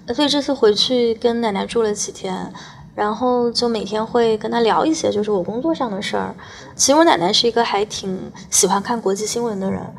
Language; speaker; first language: Chinese; native; Chinese